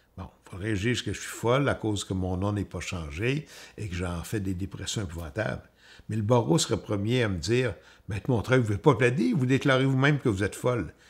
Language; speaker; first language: French; native; French